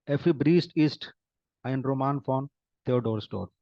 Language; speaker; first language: German; non-native, fluent; Hindi